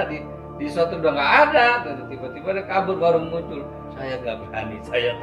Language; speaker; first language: Indonesian; native; Indonesian